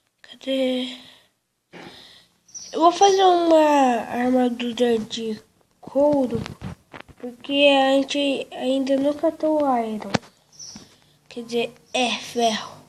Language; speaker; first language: Portuguese; native; Portuguese